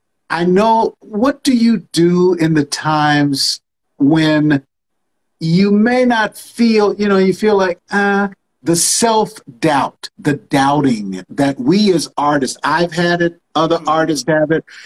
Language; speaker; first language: English; native; English